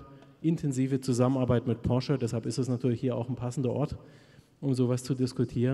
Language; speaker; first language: German; native; German